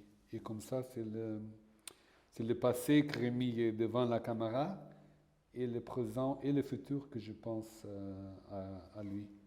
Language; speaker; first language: French; non-native, fluent; Portuguese